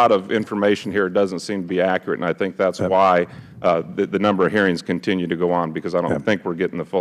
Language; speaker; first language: English; native; English